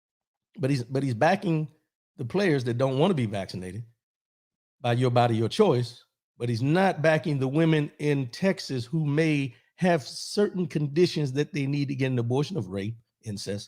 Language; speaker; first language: English; native; English